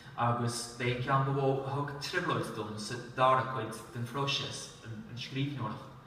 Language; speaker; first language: Irish; non-native, fluent; Dutch